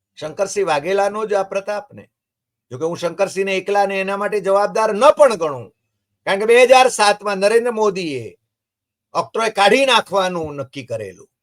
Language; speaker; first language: Gujarati; native; Gujarati